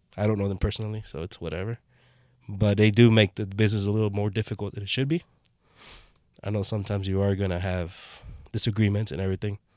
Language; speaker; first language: English; native; English